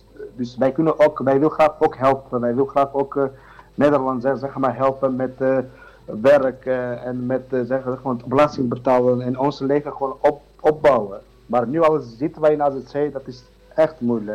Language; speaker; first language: Dutch; non-native, learner; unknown